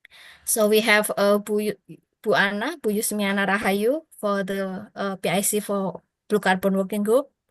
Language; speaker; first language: English; non-native, fluent; Indonesian